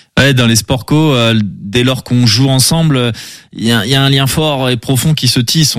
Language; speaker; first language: French; native; French